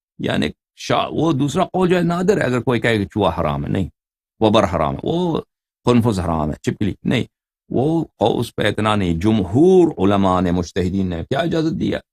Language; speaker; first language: Urdu; non-native, fluent; Persian